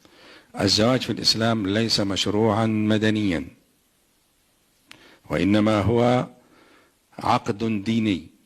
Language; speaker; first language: Arabic; native; Arabic